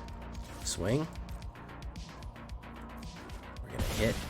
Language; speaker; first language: English; native; English